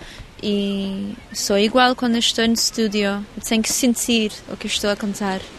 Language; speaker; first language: Portuguese; early bilingual, heritage; English